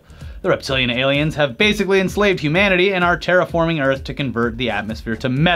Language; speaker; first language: English; native; English